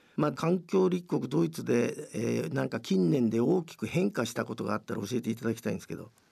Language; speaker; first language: Japanese; native; Japanese